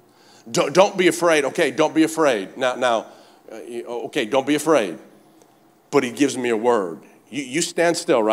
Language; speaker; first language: English; native; English